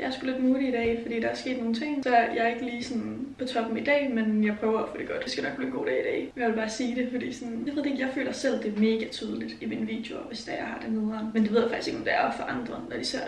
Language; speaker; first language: Danish; native; Danish